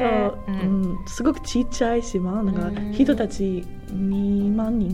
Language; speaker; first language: Japanese; non-native, learner; English